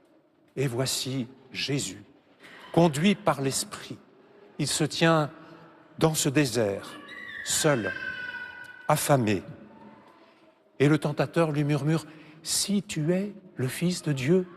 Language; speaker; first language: French; native; French